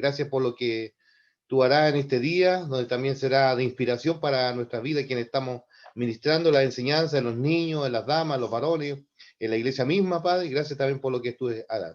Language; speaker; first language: Spanish; native; Spanish